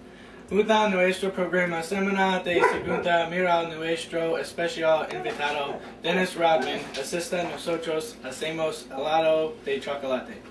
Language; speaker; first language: Spanish; non-native, learner; English